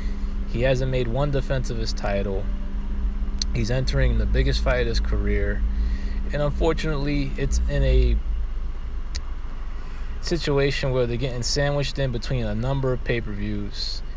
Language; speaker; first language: English; native; English